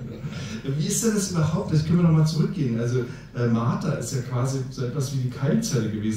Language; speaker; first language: German; native; German